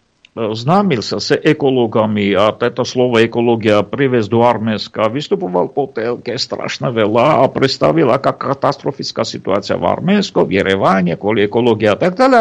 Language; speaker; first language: Slovak; non-native, fluent; Armenian